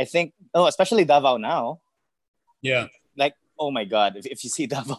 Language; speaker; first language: English; non-native, local second language; Cebuano